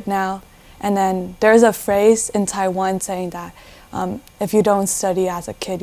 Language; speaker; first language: English; non-native, fluent; Chinese